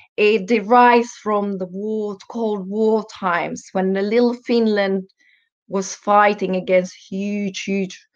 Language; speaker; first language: English; non-native, fluent; Finnish